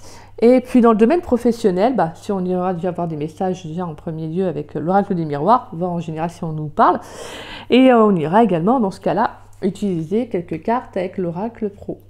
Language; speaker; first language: French; native; French